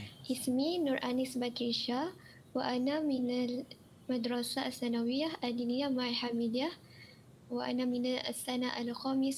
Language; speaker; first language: Arabic; non-native, learner; Malay